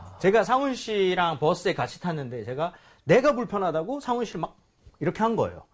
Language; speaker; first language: Korean; native; Korean